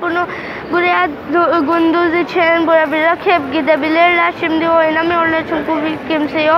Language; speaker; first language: Turkish; non-native, learner; Urdu